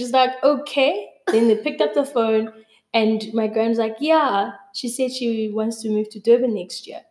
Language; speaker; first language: English; early bilingual, other home language; Zulu